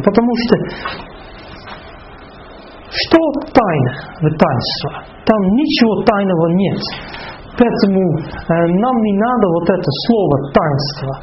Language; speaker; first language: Russian; non-native, fluent; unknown